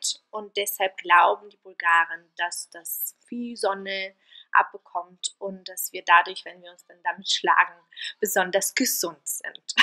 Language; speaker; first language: German; non-native, fluent; Bulgarian